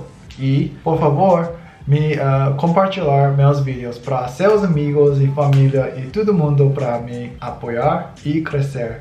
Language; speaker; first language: Portuguese; non-native, learner; English